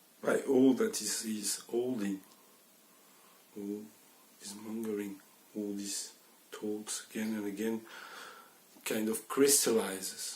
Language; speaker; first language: English; non-native, fluent; French